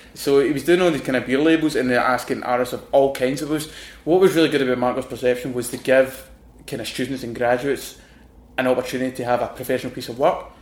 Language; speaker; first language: English; native; English